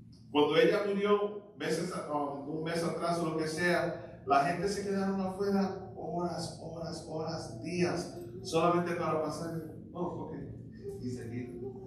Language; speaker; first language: Spanish; early bilingual, heritage; Spanish